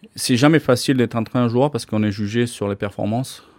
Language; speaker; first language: French; non-native, fluent; Slovak